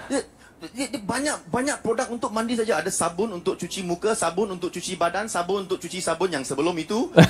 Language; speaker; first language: Malay; non-native, local second language; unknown